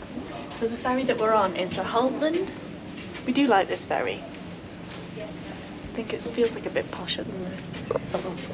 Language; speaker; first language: English; native; English